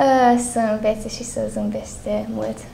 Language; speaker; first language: Romanian; non-native, local second language; Hungarian